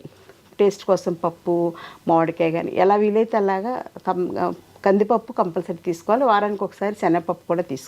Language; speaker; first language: Telugu; native; Telugu